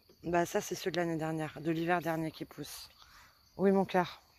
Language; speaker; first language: French; native; French